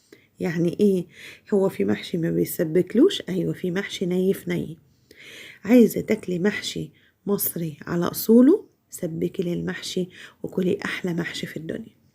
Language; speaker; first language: Arabic; native; Arabic